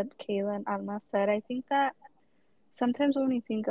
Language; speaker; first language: English; native; English